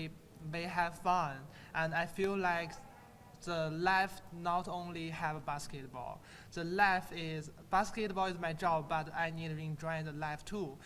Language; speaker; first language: English; non-native, learner; Chinese